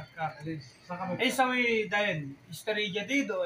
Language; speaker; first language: Arabic; non-native, learner; Filipino